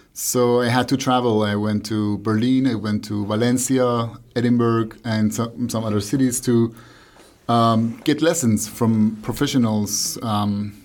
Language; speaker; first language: English; non-native, fluent; Persian